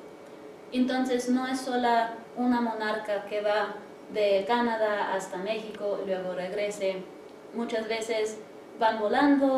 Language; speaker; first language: Spanish; early bilingual, heritage; English